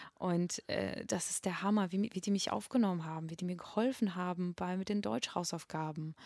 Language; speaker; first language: German; non-native, fluent; Russian